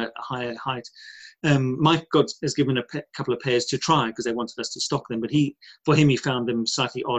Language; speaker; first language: English; native; English